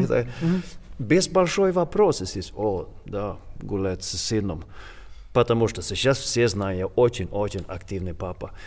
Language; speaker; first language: Russian; non-native, learner; Swedish